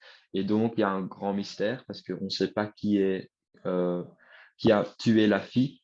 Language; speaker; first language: French; non-native, learner; Dutch